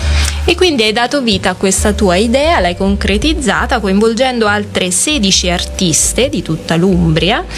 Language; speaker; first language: Italian; native; Italian